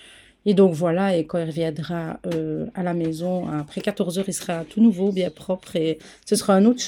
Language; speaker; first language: French; native; French